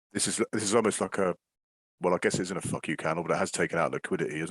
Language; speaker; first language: English; native; English